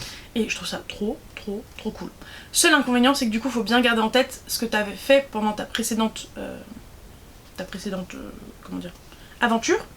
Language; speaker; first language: French; native; French